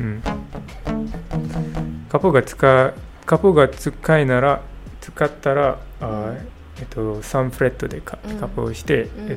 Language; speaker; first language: Japanese; non-native, learner; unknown